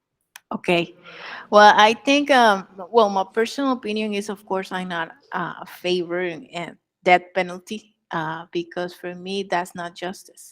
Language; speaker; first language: English; non-native, fluent; Spanish